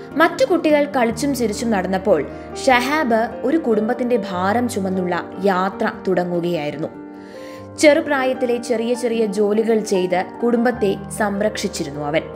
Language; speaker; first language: Malayalam; native; Malayalam